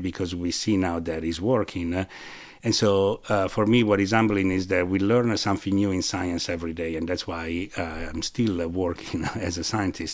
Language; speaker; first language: English; non-native, fluent; Italian